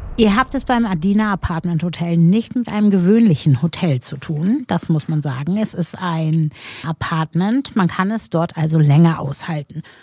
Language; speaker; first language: German; native; German